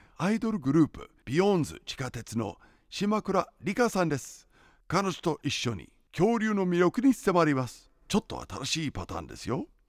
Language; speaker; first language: Japanese; non-native, fluent; English